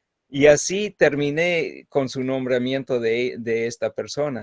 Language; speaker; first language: Spanish; non-native, fluent; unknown